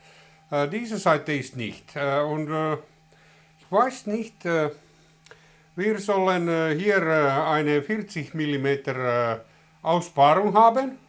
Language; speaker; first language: German; non-native, learner; Finnish